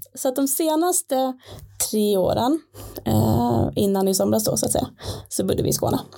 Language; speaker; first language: Swedish; native; Swedish